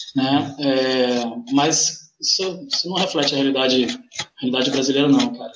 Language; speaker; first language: Portuguese; native; Portuguese